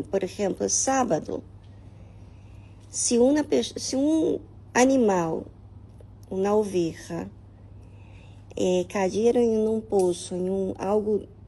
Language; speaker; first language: Portuguese; non-native, learner; Spanish